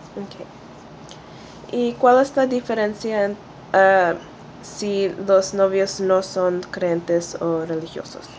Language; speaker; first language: Spanish; non-native, learner; English